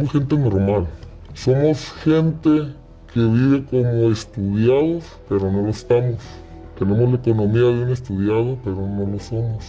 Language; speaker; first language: Spanish; native; Spanish